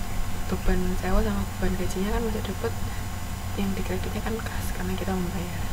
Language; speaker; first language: Indonesian; native; Indonesian